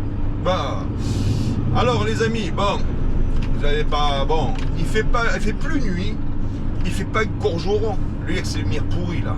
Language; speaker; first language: French; native; French